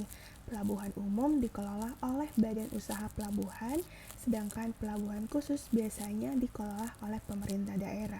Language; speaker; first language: Indonesian; native; Indonesian